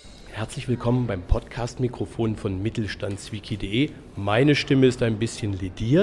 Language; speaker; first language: German; native; German